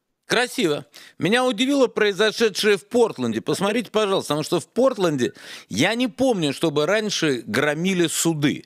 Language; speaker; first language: Russian; native; Russian